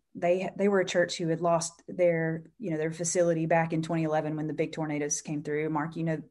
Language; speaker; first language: English; native; English